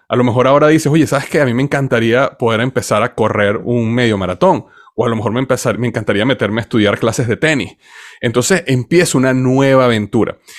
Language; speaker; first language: Spanish; native; Spanish